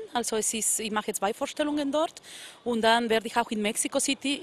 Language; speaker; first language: German; non-native, fluent; Spanish